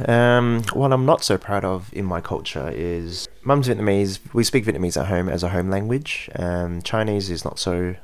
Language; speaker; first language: English; native; English